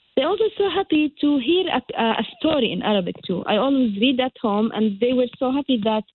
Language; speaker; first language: English; non-native, fluent; Arabic